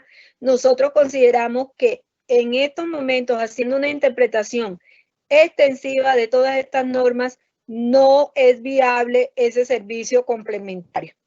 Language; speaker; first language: Spanish; native; Spanish